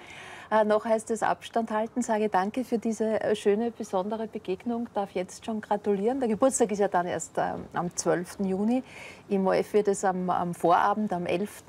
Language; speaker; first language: German; native; German